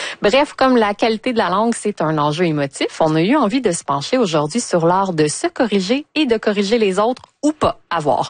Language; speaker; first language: French; native; French